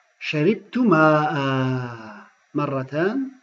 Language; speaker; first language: Arabic; non-native, fluent; Turkish